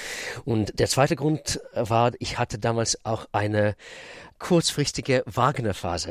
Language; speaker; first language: German; non-native, fluent; Russian